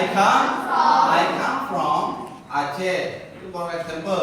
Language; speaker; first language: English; non-native, learner; Indonesian